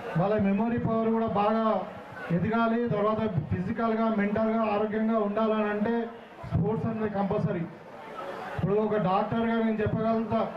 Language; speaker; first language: Telugu; native; Telugu